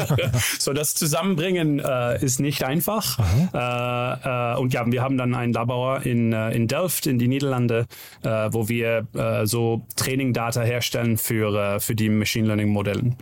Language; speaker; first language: German; non-native, learner; Dutch